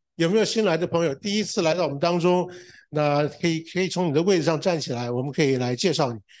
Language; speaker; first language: Chinese; native; Chinese